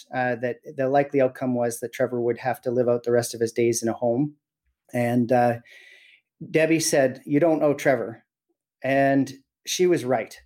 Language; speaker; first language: English; native; English